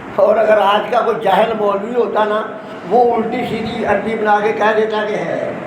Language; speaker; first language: Urdu; non-native, local second language; Punjabi